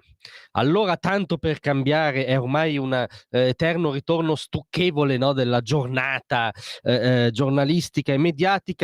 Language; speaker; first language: Italian; native; Italian